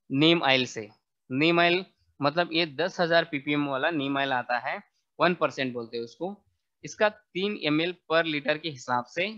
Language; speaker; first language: Hindi; non-native, local second language; Marathi